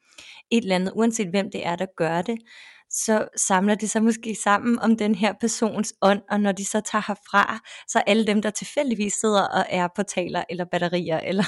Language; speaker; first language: Danish; native; Danish